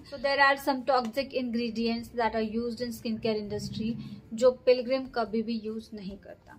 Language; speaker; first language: Hindi; native; Hindi